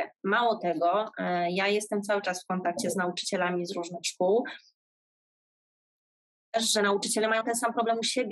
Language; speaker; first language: Polish; native; Polish